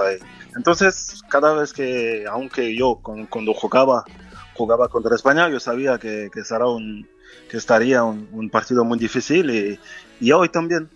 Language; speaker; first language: Spanish; non-native, fluent; French